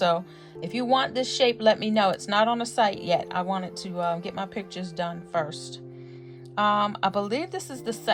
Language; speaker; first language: English; native; English